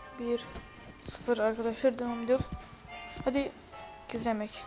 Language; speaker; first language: Turkish; native; Turkish